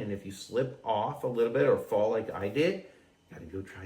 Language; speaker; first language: English; native; English